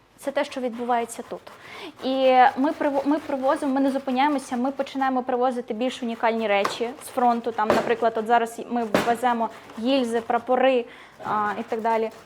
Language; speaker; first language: Ukrainian; native; Ukrainian